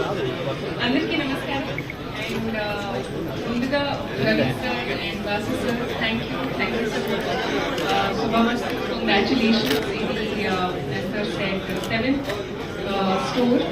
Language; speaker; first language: Telugu; non-native, local second language; Hindi